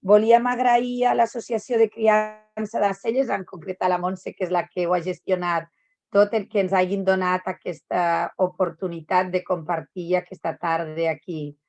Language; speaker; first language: Catalan; native; Catalan